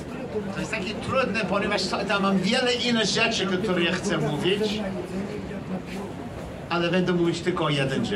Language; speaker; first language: Polish; non-native, learner; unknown